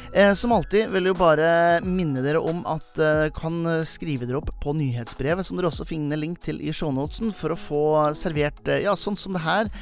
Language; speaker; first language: Norwegian; native; Norwegian